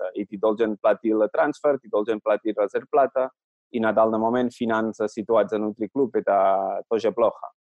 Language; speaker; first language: Russian; non-native, learner; Catalan